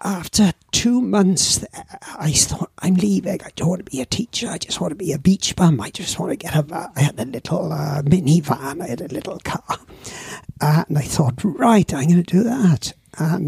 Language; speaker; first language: English; native; English